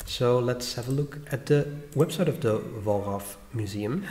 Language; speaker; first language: English; non-native, fluent; Dutch